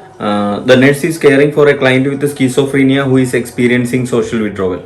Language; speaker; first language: English; non-native, local second language; Malayalam